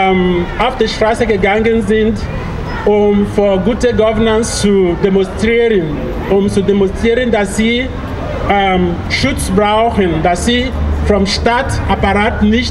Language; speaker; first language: German; non-native, fluent; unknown